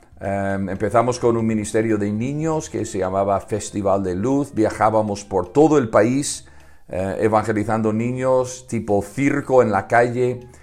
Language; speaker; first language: Spanish; non-native, fluent; English